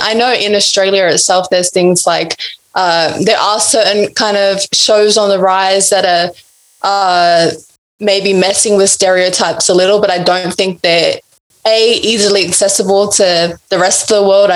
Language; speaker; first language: English; native; English